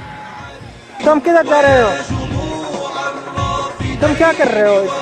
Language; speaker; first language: Hindi; non-native, fluent; Arabic